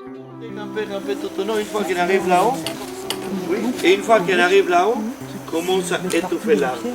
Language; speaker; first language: French; non-native, learner; Spanish